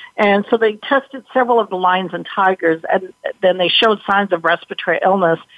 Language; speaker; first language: English; native; English